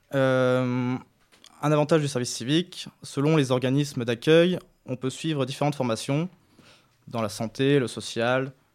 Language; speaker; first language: French; native; French